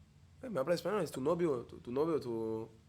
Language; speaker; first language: Spanish; non-native, learner; French